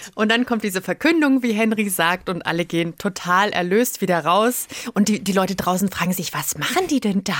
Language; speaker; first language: German; native; German